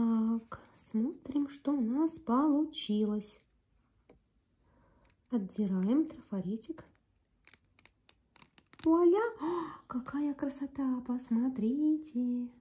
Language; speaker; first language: Russian; native; Russian